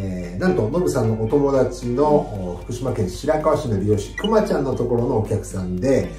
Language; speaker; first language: Japanese; native; Japanese